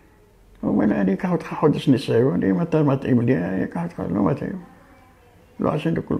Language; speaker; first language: Hebrew; early bilingual, other home language; Arabic